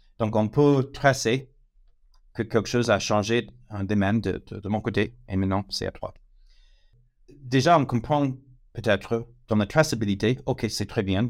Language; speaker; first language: French; non-native, fluent; English